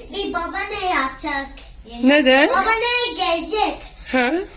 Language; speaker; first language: Turkish; early bilingual, heritage; Turkish